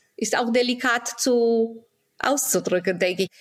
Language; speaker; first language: German; non-native, fluent; Romanian